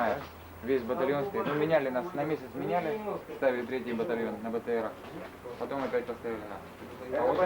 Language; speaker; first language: Russian; native; Russian